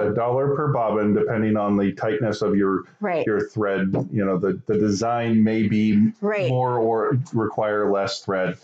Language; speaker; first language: English; native; English